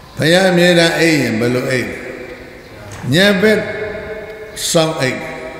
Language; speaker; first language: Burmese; native; Burmese